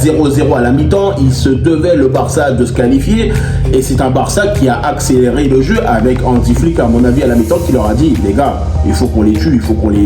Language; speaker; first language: French; native; French